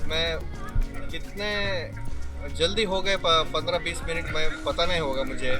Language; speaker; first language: Hindi; non-native, local second language; Bangla